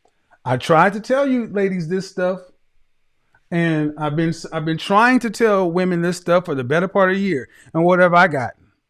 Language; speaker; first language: English; native; English